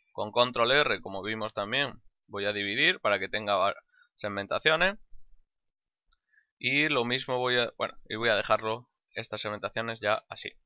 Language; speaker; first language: Spanish; native; Spanish